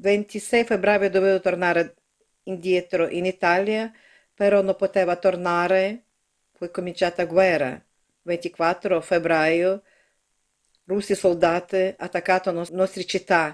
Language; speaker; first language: Italian; non-native, learner; Ukrainian